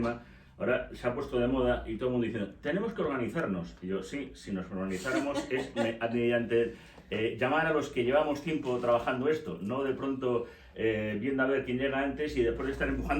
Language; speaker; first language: Spanish; native; Spanish